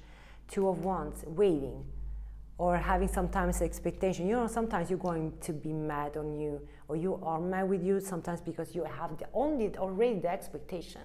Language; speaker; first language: English; non-native, fluent; Italian